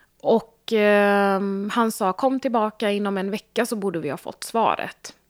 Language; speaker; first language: Swedish; early bilingual, other home language; Gujarati